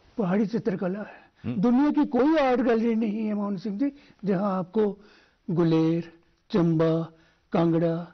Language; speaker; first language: Hindi; non-native, local second language; Dogri